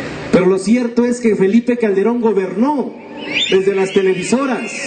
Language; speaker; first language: Spanish; native; Spanish